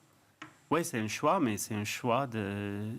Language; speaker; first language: French; non-native, fluent; English